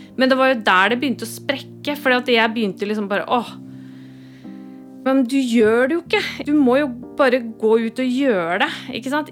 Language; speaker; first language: Norwegian; native; Norwegian